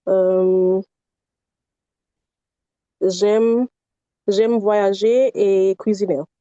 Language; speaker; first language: French; non-native, learner; English